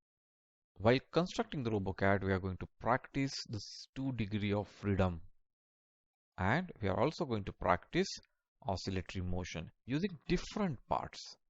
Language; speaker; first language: English; non-native, local second language; Marathi